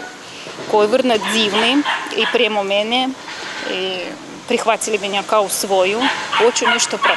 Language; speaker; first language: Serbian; non-native, learner; Russian